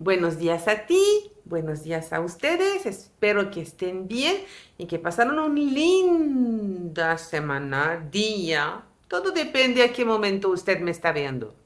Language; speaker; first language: Spanish; non-native, fluent; French